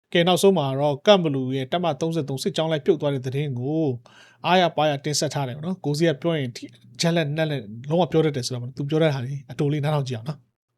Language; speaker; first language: Burmese; native; Burmese